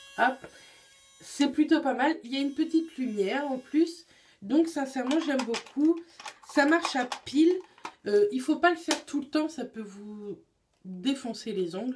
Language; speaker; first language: French; native; French